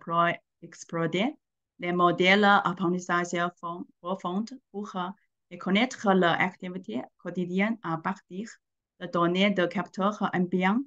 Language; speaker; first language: French; non-native, learner; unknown